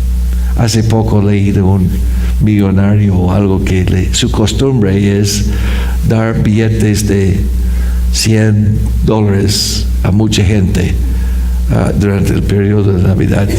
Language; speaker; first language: Spanish; non-native, fluent; English